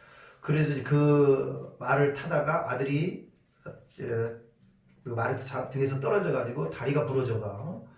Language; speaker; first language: Korean; native; Korean